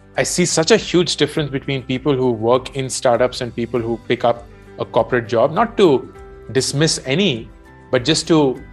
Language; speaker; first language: English; non-native, local second language; Hindi